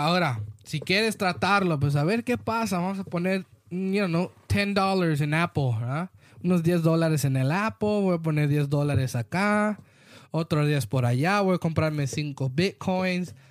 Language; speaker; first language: Spanish; early bilingual, heritage; Spanish